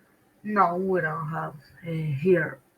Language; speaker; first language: English; non-native, learner; Spanish